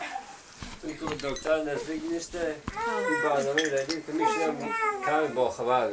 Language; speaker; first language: Persian; native; Persian